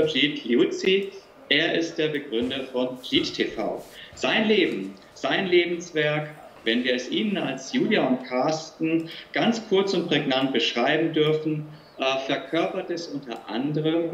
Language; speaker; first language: German; native; German